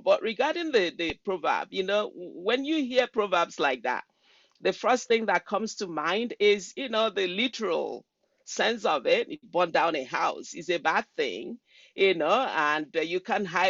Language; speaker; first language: English; non-native, local second language; Igbo